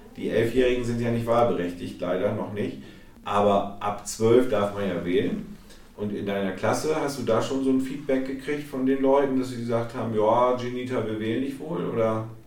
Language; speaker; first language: German; native; German